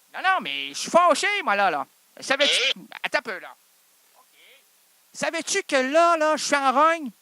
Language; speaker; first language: French; native; French